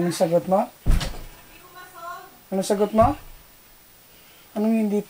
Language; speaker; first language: Filipino; native; Filipino